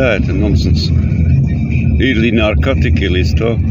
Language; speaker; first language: Russian; non-native, learner; English